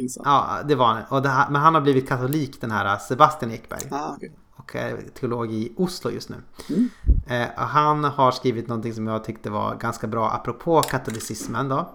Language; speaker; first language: Swedish; native; Swedish